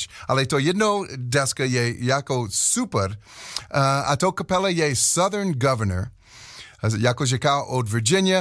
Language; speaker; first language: Czech; non-native, learner; English